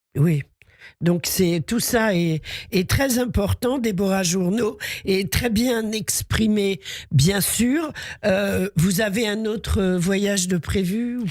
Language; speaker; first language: French; native; French